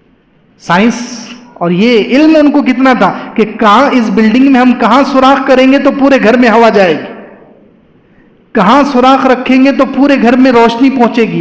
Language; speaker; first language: Urdu; native; Urdu